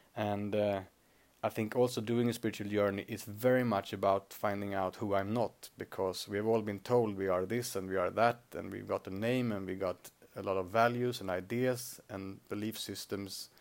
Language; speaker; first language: English; non-native, fluent; Swedish